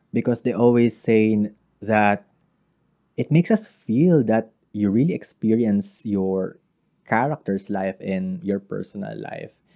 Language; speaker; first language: English; non-native, local second language; Filipino